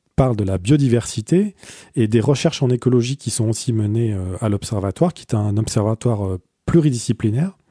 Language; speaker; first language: French; native; French